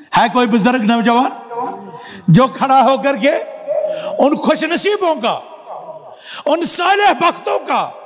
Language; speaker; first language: Urdu; non-native, local second language; Kashmiri